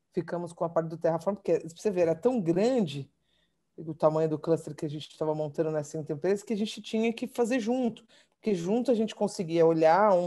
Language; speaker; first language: Portuguese; native; Portuguese